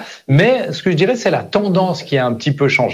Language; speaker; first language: French; native; French